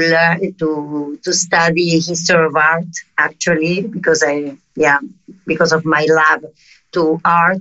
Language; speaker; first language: English; non-native, fluent; Spanish